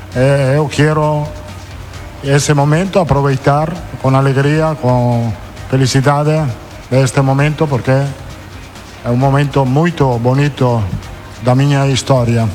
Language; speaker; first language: Portuguese; non-native, learner; Italian